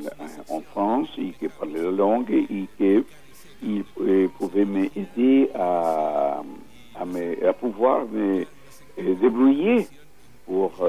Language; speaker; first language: French; non-native, fluent; Spanish